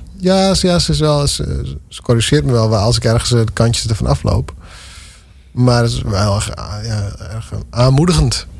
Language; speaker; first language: Dutch; non-native, local second language; Western Frisian